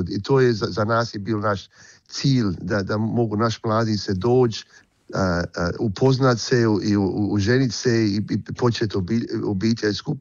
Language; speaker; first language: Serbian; early bilingual, heritage; Croatian